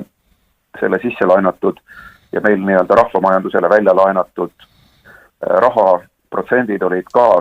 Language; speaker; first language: Estonian; native; Estonian